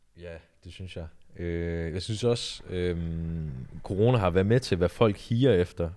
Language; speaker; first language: Danish; early bilingual, other home language; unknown